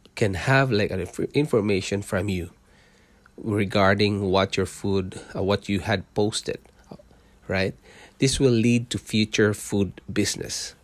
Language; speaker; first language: English; non-native, local second language; Cebuano